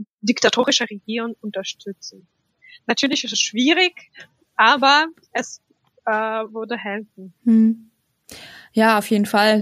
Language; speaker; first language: German; non-native, fluent; Russian